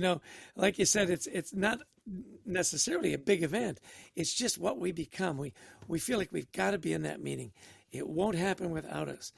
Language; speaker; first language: English; native; English